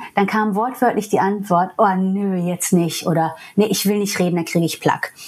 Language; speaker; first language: German; non-native, fluent; English